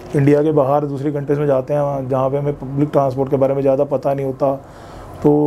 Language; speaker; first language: Hindi; native; Hindi